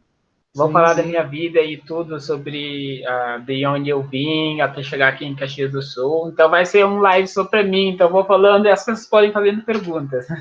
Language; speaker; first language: Portuguese; non-native, fluent; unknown